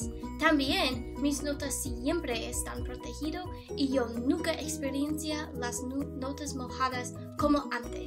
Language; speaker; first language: Spanish; non-native, learner; English